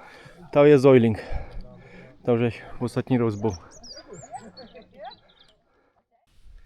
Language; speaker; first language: Polish; non-native, local second language; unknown